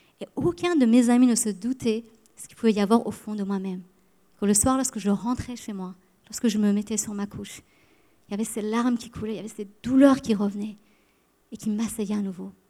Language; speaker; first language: French; early bilingual, other home language; Persian